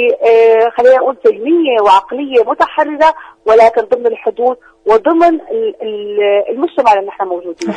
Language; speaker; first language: Arabic; native; Arabic